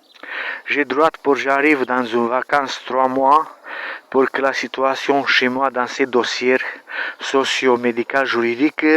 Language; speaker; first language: French; non-native, learner; Romanian